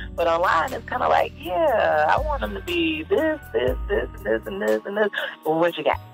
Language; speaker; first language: English; native; English